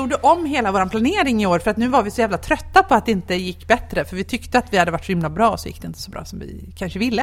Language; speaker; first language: Swedish; native; Swedish